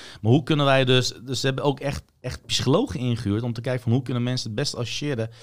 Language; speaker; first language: Dutch; early bilingual, other home language; Bosnian